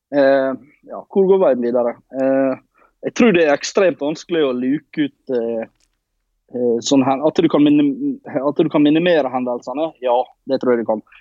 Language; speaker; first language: Norwegian; native; Norwegian